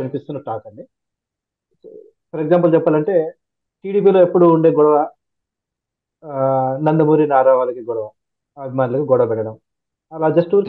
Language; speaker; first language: Telugu; native; Telugu